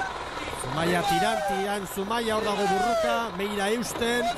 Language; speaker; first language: Basque; native; Basque